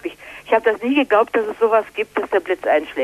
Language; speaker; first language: German; native; German